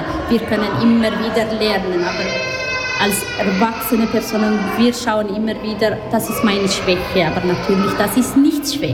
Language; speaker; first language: German; non-native, learner; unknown